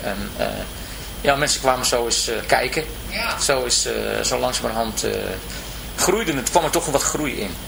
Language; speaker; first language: Dutch; native; Dutch